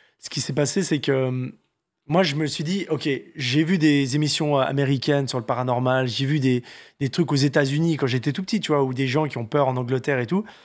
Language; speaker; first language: French; native; French